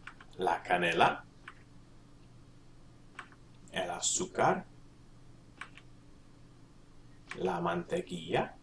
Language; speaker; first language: Spanish; non-native, fluent; English